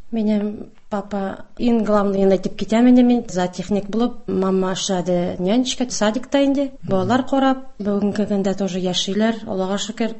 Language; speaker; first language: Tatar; non-native, local second language; Russian